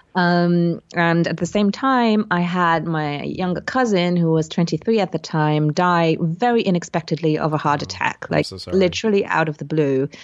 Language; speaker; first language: English; non-native, fluent; Luxembourgish